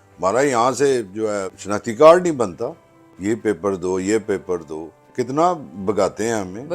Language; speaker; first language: Urdu; non-native, local second language; Pahari-Potwari